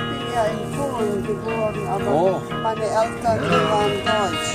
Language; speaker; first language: German; early bilingual, heritage; German